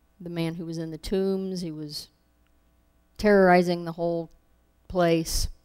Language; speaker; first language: English; native; English